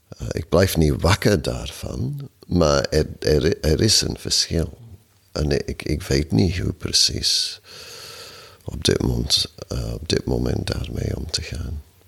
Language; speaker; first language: Dutch; non-native, fluent; English